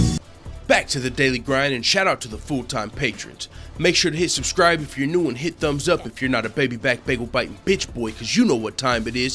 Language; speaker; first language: English; native; English